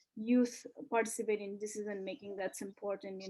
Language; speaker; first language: English; non-native, fluent; Nepali